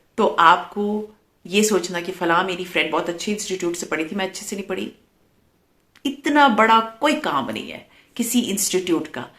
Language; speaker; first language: Urdu; native; Urdu